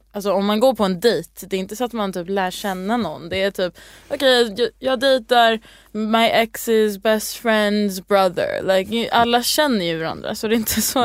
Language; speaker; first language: Swedish; early bilingual, other home language; English